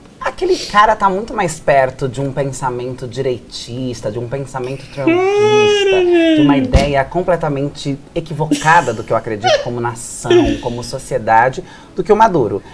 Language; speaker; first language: Portuguese; native; Portuguese